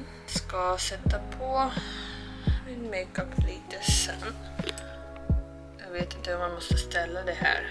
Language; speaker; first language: Swedish; early bilingual, heritage; Korean